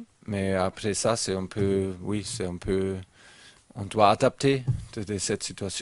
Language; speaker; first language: French; non-native, learner; German